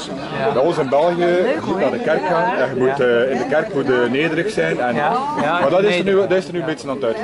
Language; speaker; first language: Dutch; native; Dutch